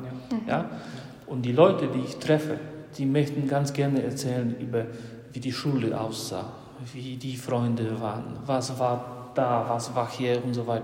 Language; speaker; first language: German; non-native, fluent; Polish